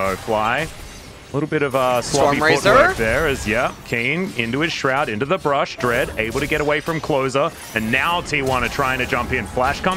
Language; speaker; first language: English; native; English